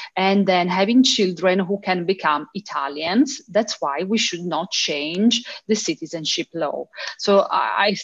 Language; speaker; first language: English; early bilingual, heritage; Italian